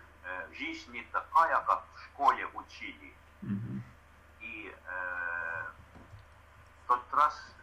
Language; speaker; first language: Russian; non-native, fluent; Estonian